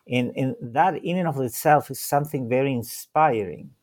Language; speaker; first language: English; non-native, fluent; Spanish